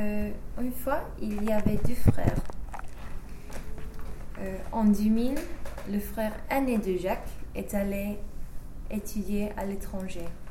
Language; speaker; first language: French; non-native, learner; English